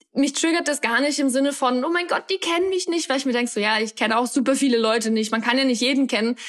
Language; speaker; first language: German; native; German